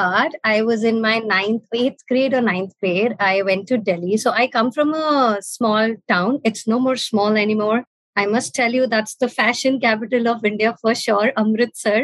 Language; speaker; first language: English; non-native, local second language; Punjabi